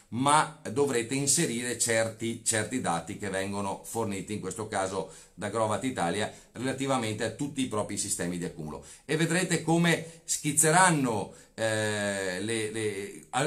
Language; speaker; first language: Italian; native; Italian